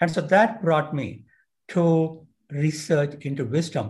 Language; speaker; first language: English; non-native, local second language; Marathi